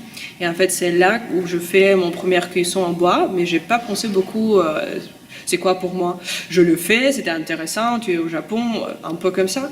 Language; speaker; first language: French; non-native, fluent; Russian